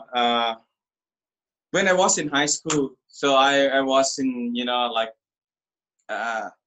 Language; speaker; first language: English; non-native, learner; Thai